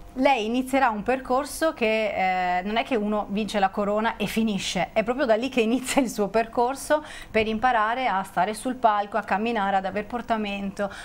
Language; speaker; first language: Italian; native; Italian